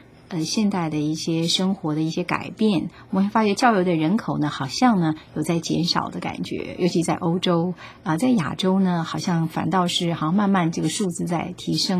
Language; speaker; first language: Chinese; native; Chinese